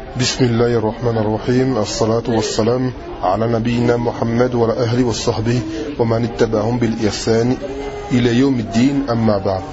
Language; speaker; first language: Arabic; non-native, fluent; French